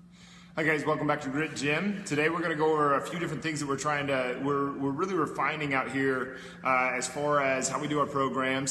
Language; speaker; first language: English; native; English